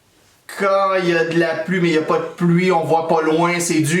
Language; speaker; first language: French; native; French